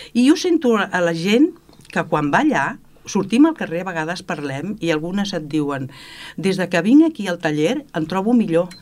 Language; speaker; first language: Catalan; native; Catalan